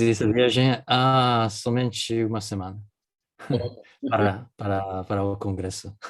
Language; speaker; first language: Portuguese; non-native, fluent; Japanese